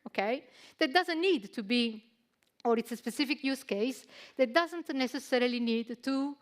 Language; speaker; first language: English; non-native, fluent; Italian